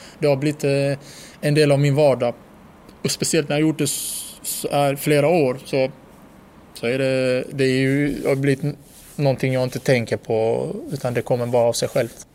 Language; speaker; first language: Swedish; early bilingual, other home language; Bosnian